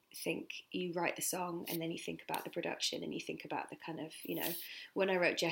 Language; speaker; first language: English; native; English